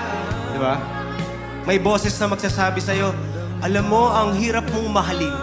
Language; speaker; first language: Filipino; native; Filipino